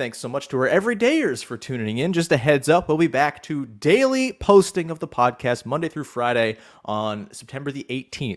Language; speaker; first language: English; native; English